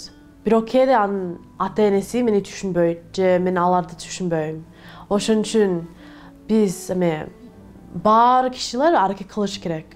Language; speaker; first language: Kyrgyz; non-native, learner; Korean